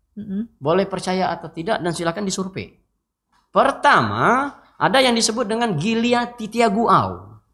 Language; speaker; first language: Indonesian; non-native, local second language; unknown